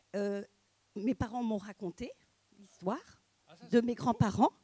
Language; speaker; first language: French; native; French